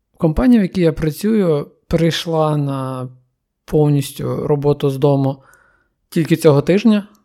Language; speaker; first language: Ukrainian; native; Ukrainian